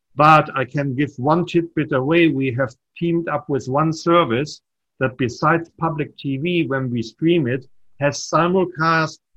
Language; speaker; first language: English; non-native, fluent; German